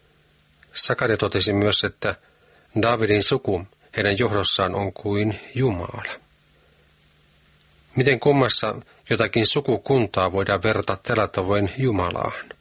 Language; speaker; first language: Finnish; native; Finnish